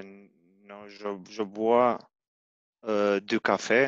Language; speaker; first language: French; non-native, learner; Albanian